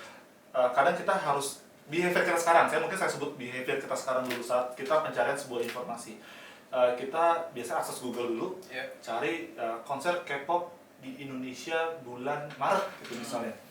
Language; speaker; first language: Indonesian; native; Indonesian